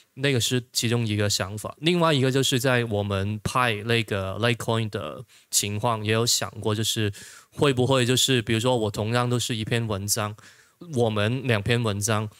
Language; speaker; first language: Chinese; non-native, local second language; Cantonese